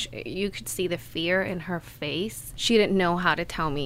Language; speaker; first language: English; early bilingual, other home language; Spanish